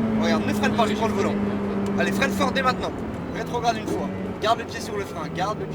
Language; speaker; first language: French; native; French